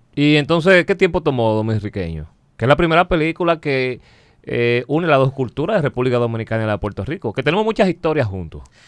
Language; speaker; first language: Spanish; native; Spanish